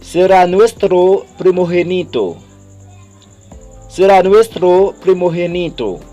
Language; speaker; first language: Spanish; non-native, fluent; Haitian Creole